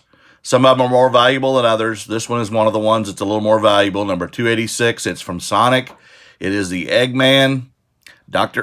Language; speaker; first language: English; native; English